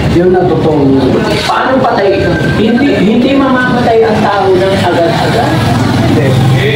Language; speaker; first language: Filipino; native; Filipino